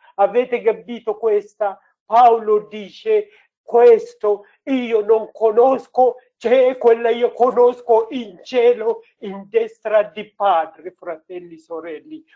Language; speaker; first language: Italian; non-native, learner; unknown